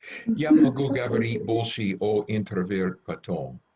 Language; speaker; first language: Russian; non-native, learner; English